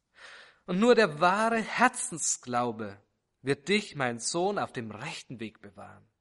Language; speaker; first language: German; native; German